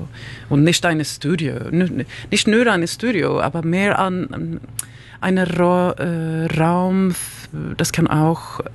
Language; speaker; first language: German; non-native, learner; Swedish